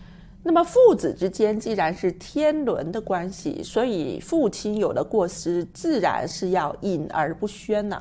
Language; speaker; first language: Chinese; native; Chinese